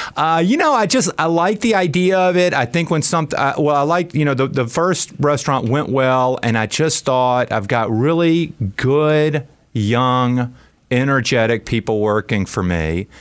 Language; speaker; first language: English; native; English